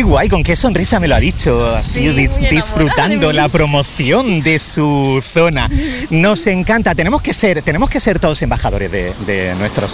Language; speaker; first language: Spanish; native; Spanish